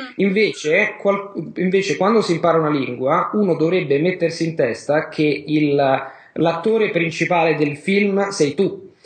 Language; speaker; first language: Italian; native; Italian